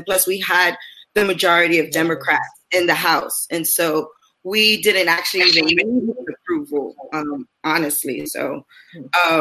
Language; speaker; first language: English; native; English